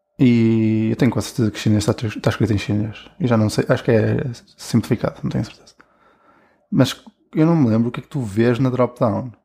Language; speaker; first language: Portuguese; native; Portuguese